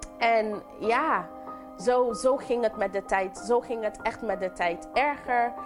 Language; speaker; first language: Dutch; non-native, local second language; English